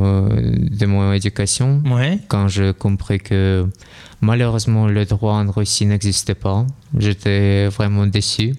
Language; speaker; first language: French; non-native, learner; Russian